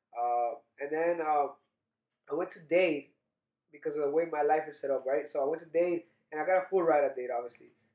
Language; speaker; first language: English; early bilingual, other home language; Spanish